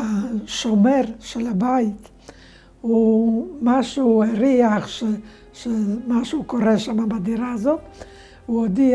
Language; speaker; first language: Hebrew; non-native, fluent; Polish